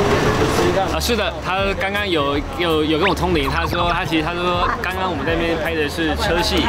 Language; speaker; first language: Chinese; native; Chinese